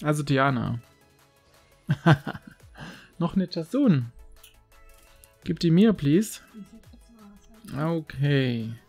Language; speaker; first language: German; native; German